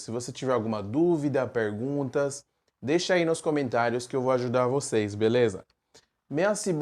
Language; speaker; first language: Portuguese; non-native, fluent; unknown